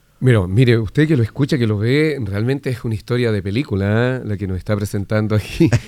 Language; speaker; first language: Spanish; native; Spanish